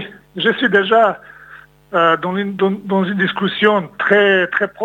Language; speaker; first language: French; non-native, fluent; Serbian